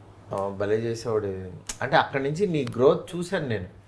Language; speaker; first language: Telugu; native; Telugu